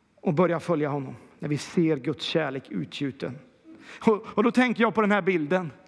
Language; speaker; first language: Swedish; native; Swedish